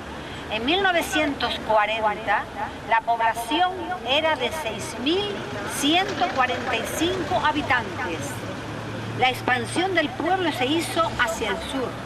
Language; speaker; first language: Spanish; native; Spanish